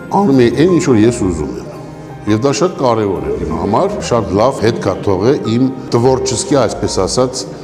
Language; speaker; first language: Armenian; native; Armenian